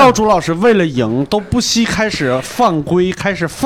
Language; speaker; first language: Chinese; native; Chinese